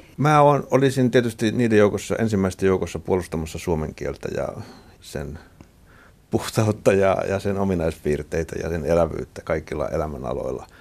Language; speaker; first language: Finnish; native; Finnish